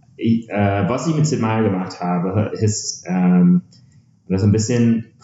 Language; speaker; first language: German; non-native, fluent; English